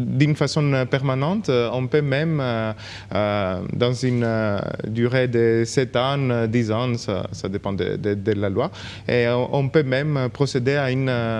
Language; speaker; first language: French; non-native, local second language; Greek